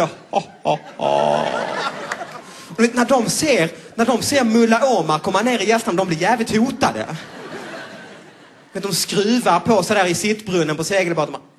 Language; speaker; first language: Swedish; native; Swedish